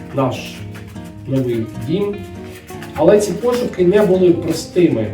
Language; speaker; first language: Ukrainian; non-native, local second language; Russian